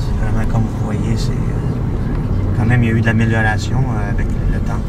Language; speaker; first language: French; native; French